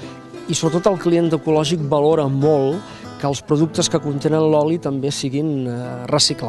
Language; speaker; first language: Catalan; native; Catalan